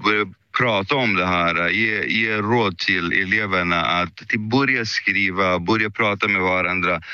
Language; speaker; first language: Swedish; early bilingual, other home language; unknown